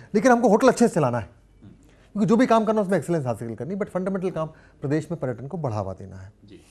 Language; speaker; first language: Hindi; native; Hindi